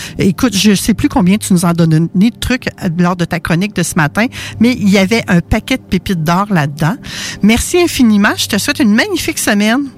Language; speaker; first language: French; native; French